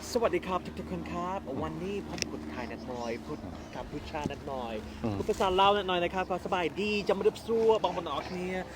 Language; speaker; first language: Thai; non-native, learner; Khmer